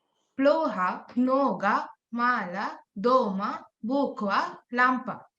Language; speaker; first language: Russian; non-native, learner; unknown